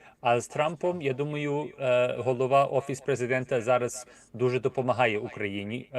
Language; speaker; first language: Ukrainian; early bilingual, heritage; Ukrainian